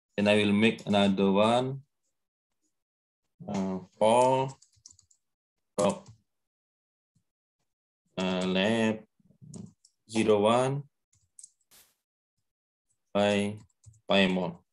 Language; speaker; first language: English; non-native, learner; Indonesian